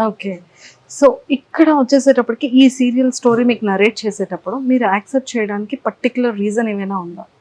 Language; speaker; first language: Telugu; native; Telugu